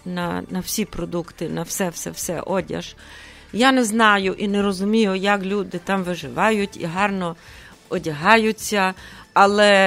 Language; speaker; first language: Ukrainian; early bilingual, heritage; Ukrainian